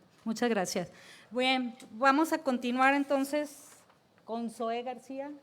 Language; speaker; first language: Spanish; native; Spanish